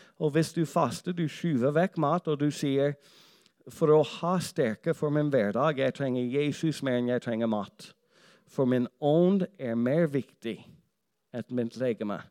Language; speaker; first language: Norwegian; non-native, fluent; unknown